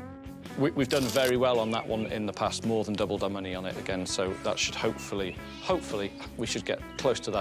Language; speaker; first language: English; native; English